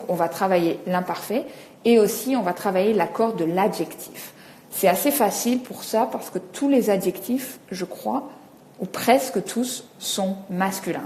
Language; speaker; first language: French; native; French